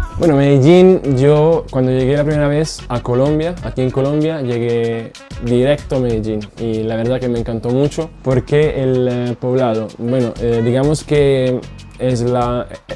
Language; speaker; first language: Spanish; non-native, fluent; Italian